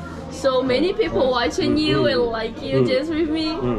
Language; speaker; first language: English; non-native, learner; Portuguese